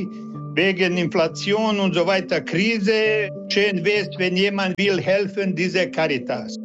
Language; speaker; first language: German; non-native, learner; Serbian